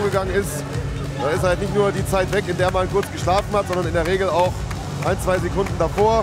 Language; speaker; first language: German; native; German